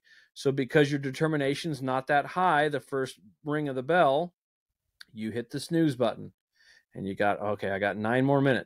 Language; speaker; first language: English; native; English